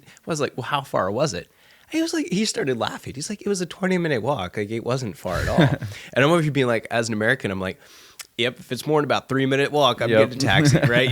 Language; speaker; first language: English; native; English